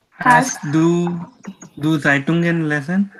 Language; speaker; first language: German; non-native, learner; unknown